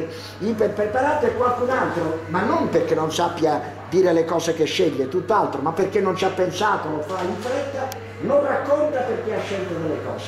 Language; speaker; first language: Italian; native; Italian